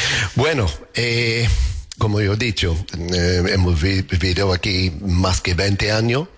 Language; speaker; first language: Spanish; non-native, learner; English